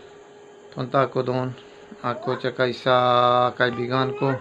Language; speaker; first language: Filipino; non-native, learner; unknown